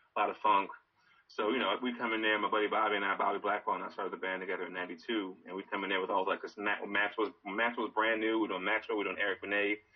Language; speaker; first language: English; native; English